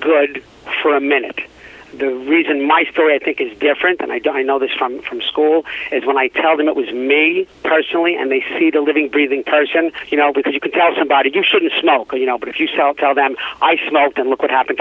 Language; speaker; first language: English; native; English